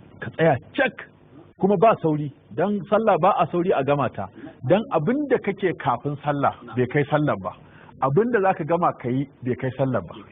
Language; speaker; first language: Hausa; native; Hausa